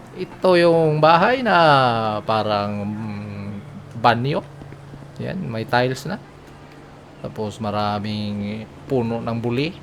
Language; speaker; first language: Filipino; non-native, local second language; Cebuano